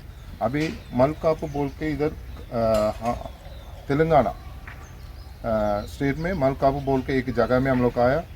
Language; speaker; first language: Hindi; non-native, learner; Tamil